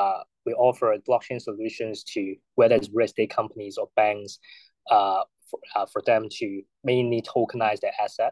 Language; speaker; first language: English; non-native, local second language; Cantonese